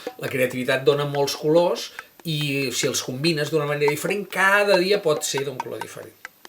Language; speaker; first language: Catalan; native; Catalan